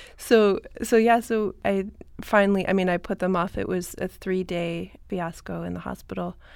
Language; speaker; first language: English; native; English